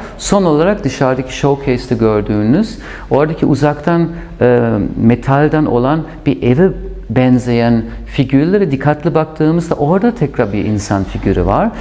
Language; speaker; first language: Turkish; non-native, fluent; German